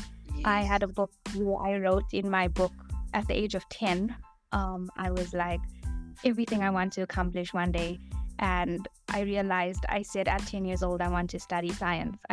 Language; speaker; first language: English; native; English